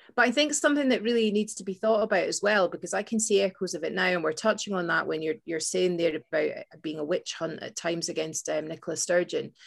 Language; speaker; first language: English; native; English